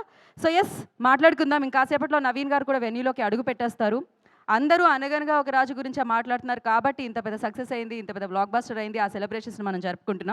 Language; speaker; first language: Telugu; native; Telugu